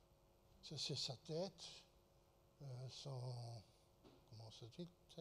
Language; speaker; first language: French; non-native, fluent; Dutch